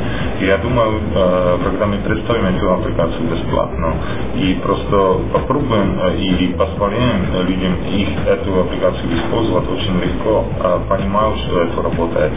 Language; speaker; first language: Russian; non-native, fluent; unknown